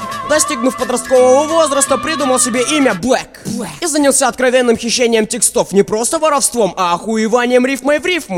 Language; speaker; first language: Russian; native; Russian